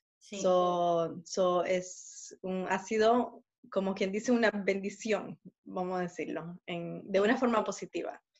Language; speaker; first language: Spanish; early bilingual, heritage; Spanish